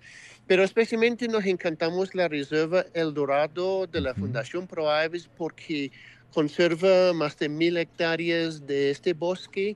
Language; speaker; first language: Spanish; non-native, fluent; English